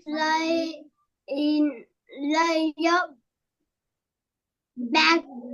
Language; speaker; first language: English; non-native, learner; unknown